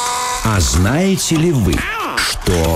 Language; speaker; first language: Russian; native; Russian